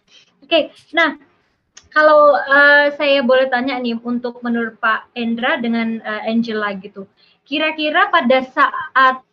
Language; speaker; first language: Indonesian; native; Indonesian